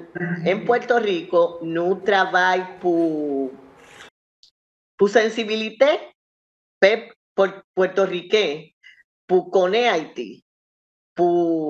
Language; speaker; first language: Haitian Creole; non-native, learner; Spanish